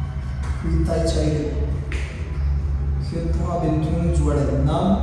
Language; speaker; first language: Vietnamese; non-native, learner; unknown